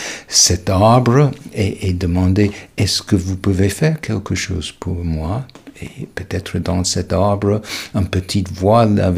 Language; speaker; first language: French; non-native, fluent; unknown